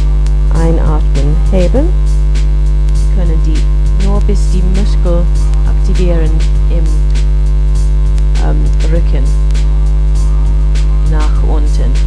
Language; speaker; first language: German; non-native, learner; English